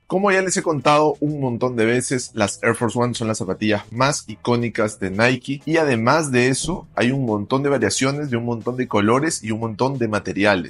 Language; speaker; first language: Spanish; native; Spanish